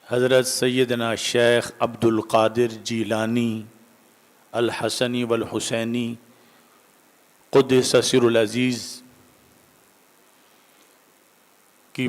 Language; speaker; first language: Urdu; native; Urdu